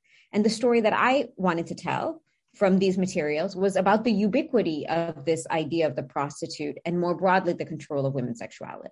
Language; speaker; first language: English; native; English